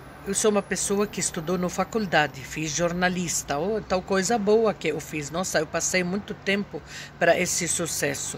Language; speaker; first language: Portuguese; non-native, fluent; Arabic